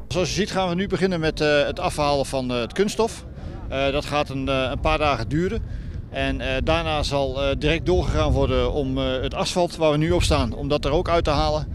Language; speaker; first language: Dutch; native; Dutch